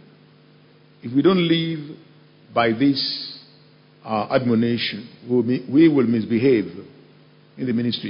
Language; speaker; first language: English; non-native, local second language; Yoruba